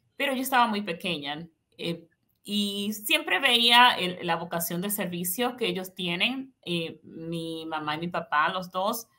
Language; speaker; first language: Spanish; native; Spanish